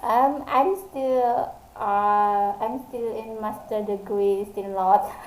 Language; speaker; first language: English; non-native, learner; Indonesian